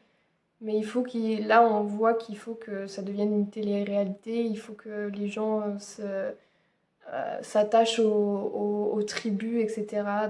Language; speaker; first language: French; native; French